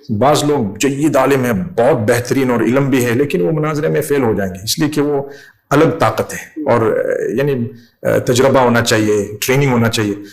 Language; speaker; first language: Urdu; non-native, fluent; English